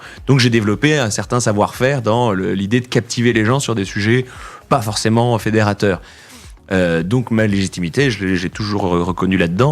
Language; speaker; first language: French; native; French